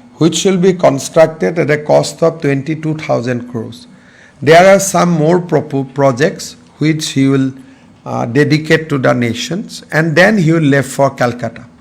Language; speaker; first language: English; non-native, local second language; Assamese